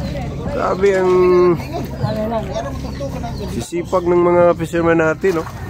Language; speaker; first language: Filipino; non-native, local second language; Cebuano